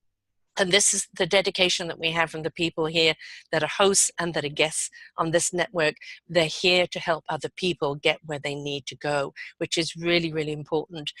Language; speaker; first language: English; native; English